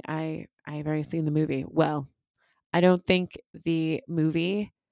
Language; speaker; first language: English; native; English